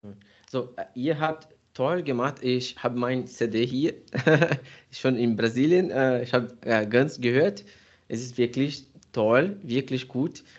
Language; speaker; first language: German; non-native, fluent; Portuguese